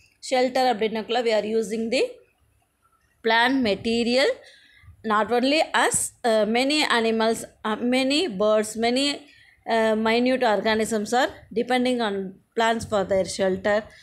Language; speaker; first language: English; non-native, local second language; Tamil